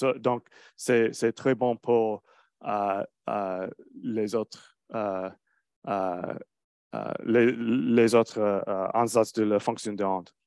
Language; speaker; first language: French; non-native, learner; English